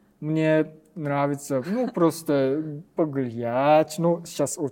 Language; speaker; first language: Russian; non-native, learner; Japanese